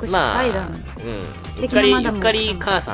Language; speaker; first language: Japanese; native; Japanese